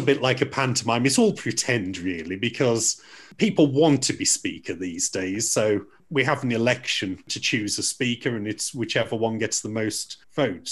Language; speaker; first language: English; native; English